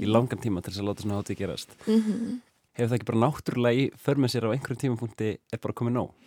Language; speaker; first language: Icelandic; native; Icelandic